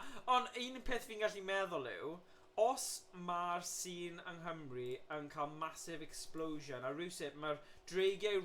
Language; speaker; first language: Welsh; native; Welsh